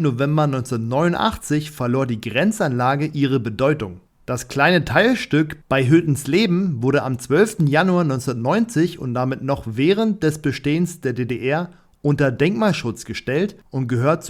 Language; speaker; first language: German; native; German